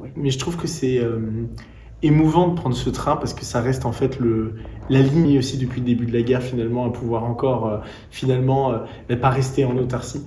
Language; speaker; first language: French; native; French